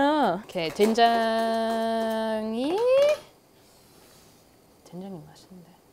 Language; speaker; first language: Korean; non-native, learner; English